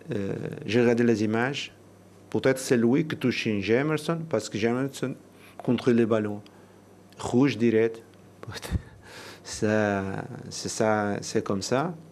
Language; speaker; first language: French; non-native, learner; Portuguese